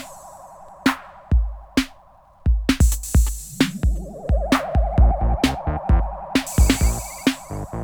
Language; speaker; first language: English; native; English